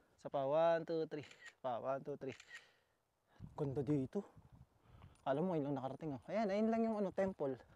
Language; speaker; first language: Filipino; native; Filipino